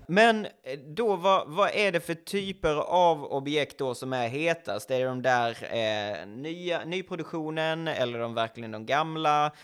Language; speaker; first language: Swedish; native; Swedish